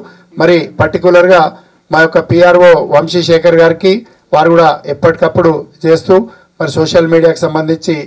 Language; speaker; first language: Telugu; native; Telugu